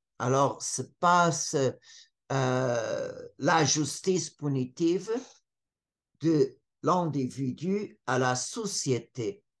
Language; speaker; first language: French; non-native, fluent; Portuguese